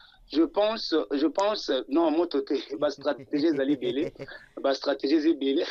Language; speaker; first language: French; non-native, local second language; Lingala